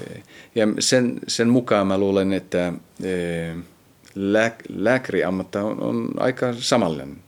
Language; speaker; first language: Finnish; early bilingual, heritage; Finnish